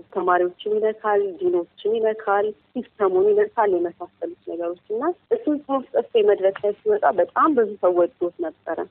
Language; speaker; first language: Amharic; native; Amharic